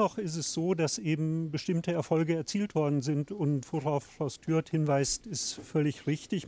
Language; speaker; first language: German; native; German